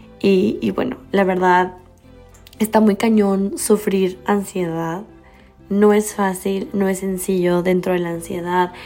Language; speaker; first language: Spanish; native; Spanish